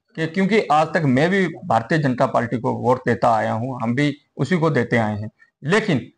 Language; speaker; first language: Hindi; native; Hindi